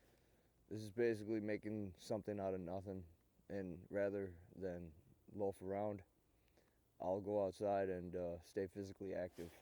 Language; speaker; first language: English; native; English